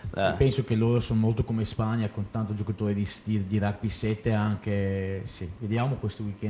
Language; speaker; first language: Italian; non-native, fluent; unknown